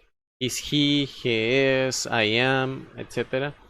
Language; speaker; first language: English; non-native, fluent; Spanish